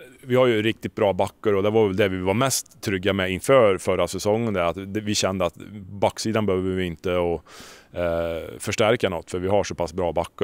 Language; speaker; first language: Swedish; native; Swedish